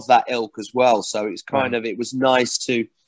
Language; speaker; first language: English; native; English